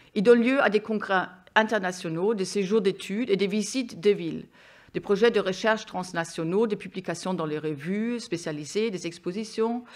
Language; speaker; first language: French; non-native, fluent; German